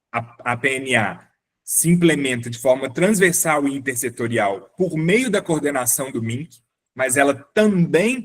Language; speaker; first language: Portuguese; native; Portuguese